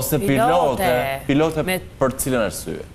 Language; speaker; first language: Albanian; native; Albanian